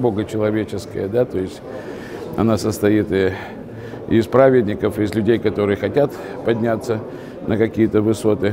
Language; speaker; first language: Russian; native; Russian